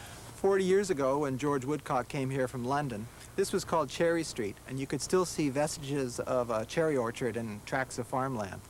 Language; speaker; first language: English; native; English